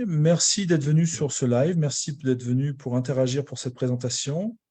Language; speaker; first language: French; native; French